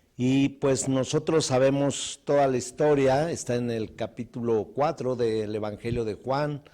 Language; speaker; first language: Spanish; native; Spanish